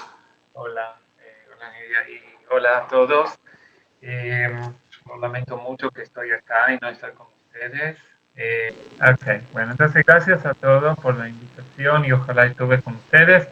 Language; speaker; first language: Spanish; non-native, fluent; Hebrew